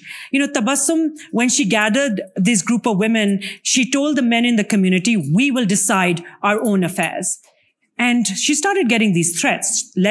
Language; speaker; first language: English; non-native, local second language; Urdu